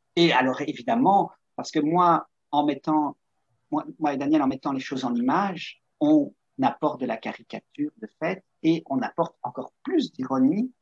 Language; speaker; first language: French; native; French